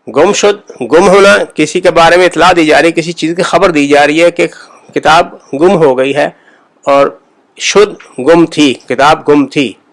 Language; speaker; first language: Urdu; native; Urdu